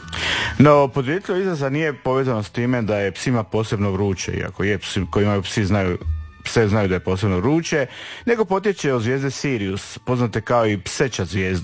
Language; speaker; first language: Serbian; native; Serbian